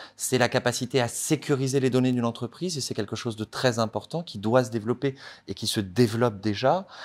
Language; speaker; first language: French; native; French